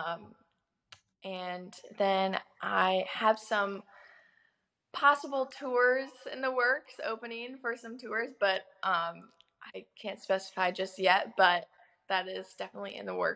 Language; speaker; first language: English; native; English